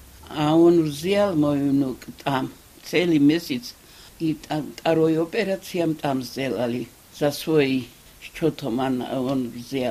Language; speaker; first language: Russian; non-native, local second language; Georgian